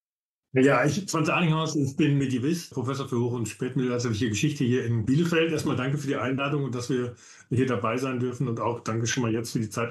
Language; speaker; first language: German; native; German